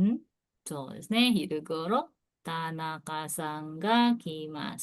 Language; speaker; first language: Japanese; non-native, fluent; Indonesian